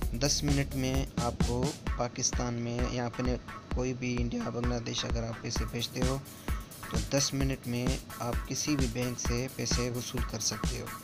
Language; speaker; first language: Urdu; non-native, local second language; Punjabi